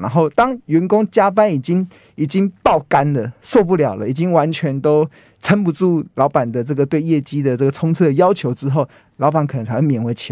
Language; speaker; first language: Chinese; native; Chinese